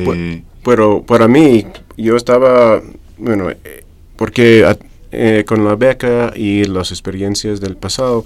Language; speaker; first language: Spanish; non-native, fluent; English